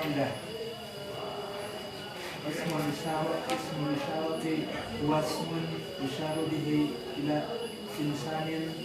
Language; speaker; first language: Arabic; non-native, learner; Indonesian